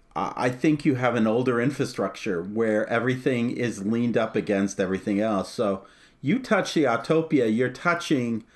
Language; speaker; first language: English; native; English